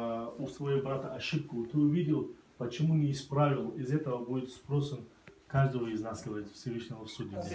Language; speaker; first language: Russian; non-native, local second language; Tajik